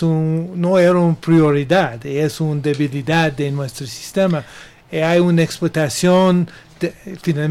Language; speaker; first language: Spanish; non-native, learner; English